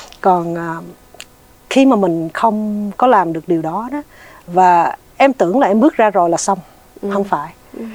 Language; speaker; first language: Vietnamese; early bilingual, heritage; Vietnamese